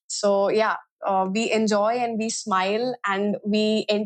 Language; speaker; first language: English; non-native, local second language; Hindi